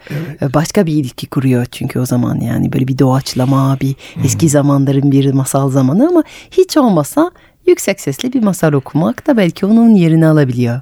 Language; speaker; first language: Turkish; non-native, fluent; French